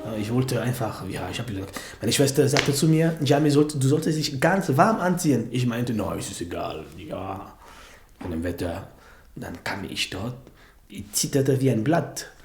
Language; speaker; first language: German; non-native, fluent; French